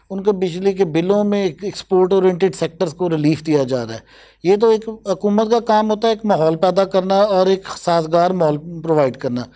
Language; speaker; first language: Urdu; non-native, local second language; Punjabi